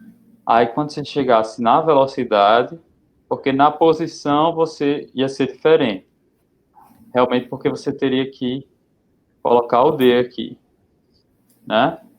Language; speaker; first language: Portuguese; native; Portuguese